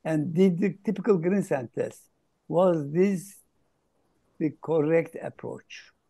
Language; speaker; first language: English; non-native, fluent; Turkish